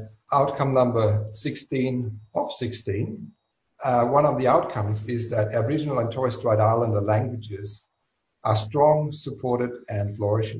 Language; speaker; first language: English; non-native, fluent; German